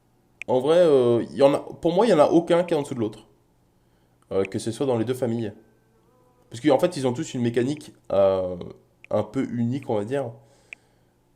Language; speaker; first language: French; native; French